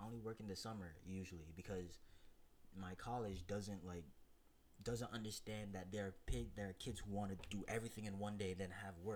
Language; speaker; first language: English; native; English